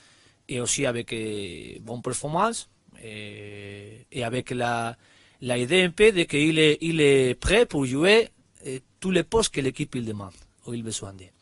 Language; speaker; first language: French; non-native, learner; Spanish